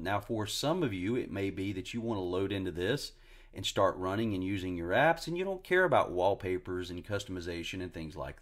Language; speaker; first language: English; native; English